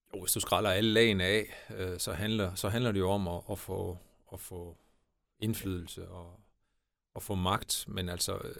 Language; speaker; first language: Danish; native; Danish